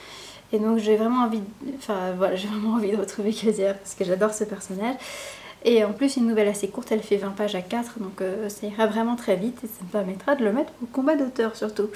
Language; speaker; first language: French; native; French